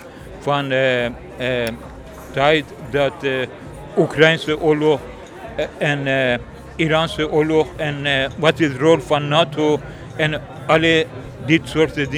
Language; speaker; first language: Dutch; non-native, learner; Persian